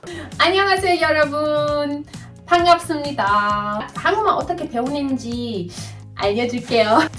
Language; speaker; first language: Korean; non-native, fluent; Persian